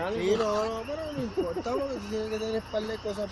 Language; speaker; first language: Spanish; native; Spanish